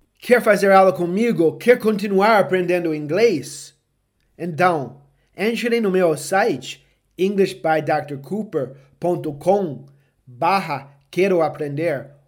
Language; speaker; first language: Portuguese; non-native, fluent; English